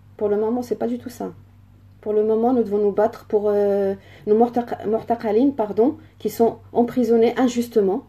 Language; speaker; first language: French; early bilingual, other home language; Riffian